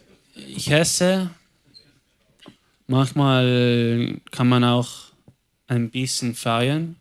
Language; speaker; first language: German; non-native, local second language; Italian